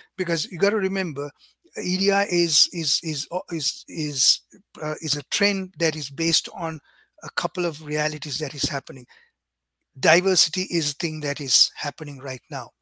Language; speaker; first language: English; non-native, local second language; Sinhala